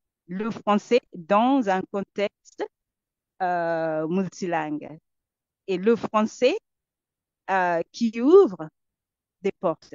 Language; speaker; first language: French; non-native, fluent; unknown